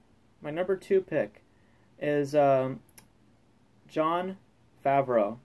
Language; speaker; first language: English; native; English